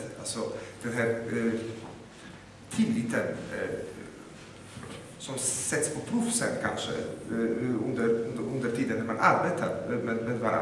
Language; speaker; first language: Swedish; non-native, fluent; Polish